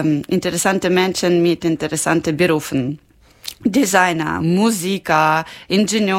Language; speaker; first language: German; non-native, local second language; Ukrainian